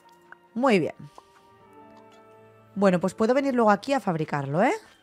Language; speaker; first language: Spanish; native; Spanish